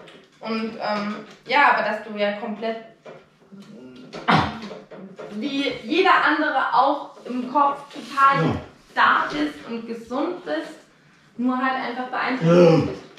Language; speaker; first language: German; native; German